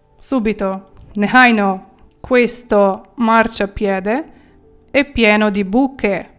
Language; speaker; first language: Italian; non-native, fluent; Ukrainian